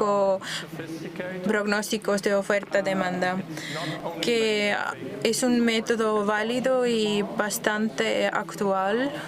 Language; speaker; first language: Spanish; non-native, fluent; Dutch